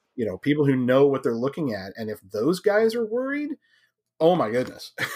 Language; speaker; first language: English; native; English